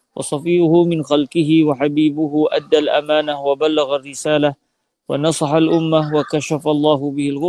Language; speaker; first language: Arabic; non-native, fluent; Malay